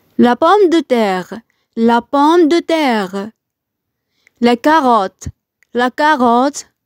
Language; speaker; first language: French; non-native, local second language; Arabic